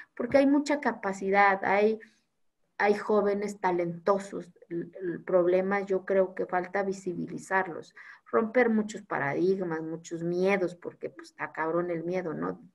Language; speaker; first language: Spanish; non-native, local second language; Zapotec